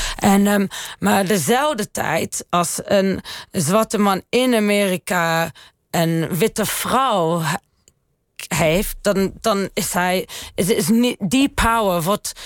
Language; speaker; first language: Dutch; early bilingual, heritage; Dutch